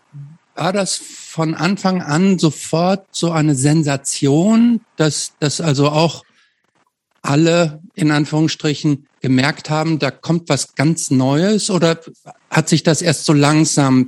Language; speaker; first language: German; native; German